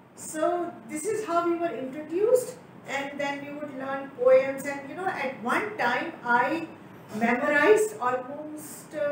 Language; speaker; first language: English; non-native, local second language; Urdu